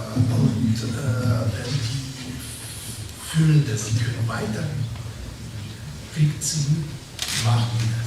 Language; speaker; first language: German; non-native, learner; Russian